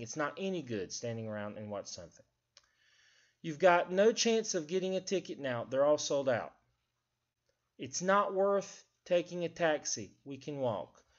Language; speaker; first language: English; native; English